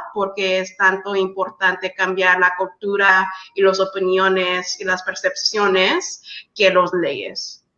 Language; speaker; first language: Spanish; early bilingual, heritage; English